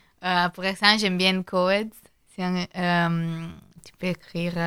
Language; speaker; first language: French; non-native, learner; Italian